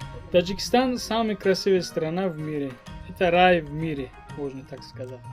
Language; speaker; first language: Russian; non-native, local second language; Tajik